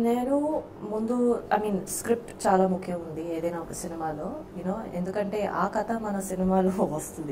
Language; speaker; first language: Telugu; non-native, fluent; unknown